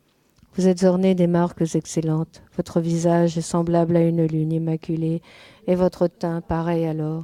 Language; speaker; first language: French; native; French